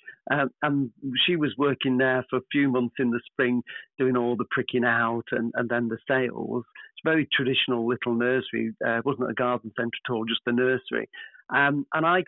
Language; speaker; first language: English; native; English